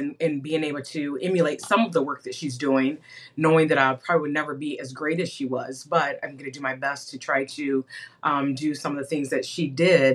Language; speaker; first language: English; native; English